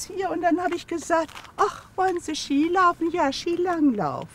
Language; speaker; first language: German; native; German